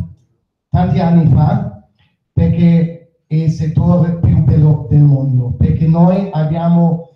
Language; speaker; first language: Italian; non-native, fluent; German